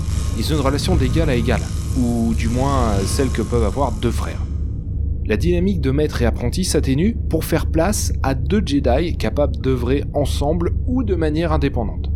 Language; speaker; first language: French; native; French